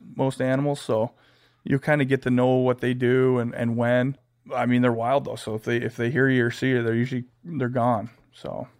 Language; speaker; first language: English; native; English